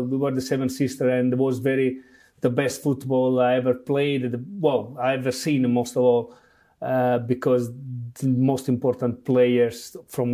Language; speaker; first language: English; non-native, fluent; Italian